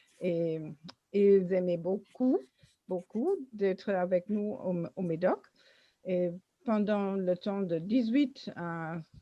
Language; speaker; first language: French; non-native, learner; German